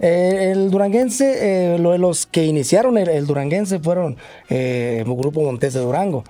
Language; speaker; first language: Spanish; native; Spanish